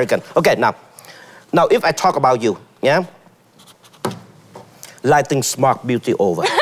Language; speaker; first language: English; non-native, learner; Vietnamese